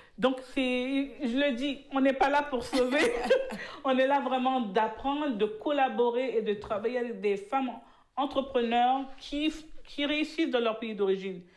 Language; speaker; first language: French; early bilingual, other home language; Haitian Creole